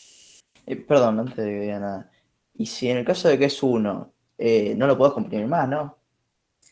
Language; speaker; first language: Spanish; native; Spanish